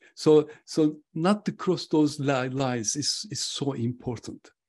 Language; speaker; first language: English; non-native, fluent; Turkish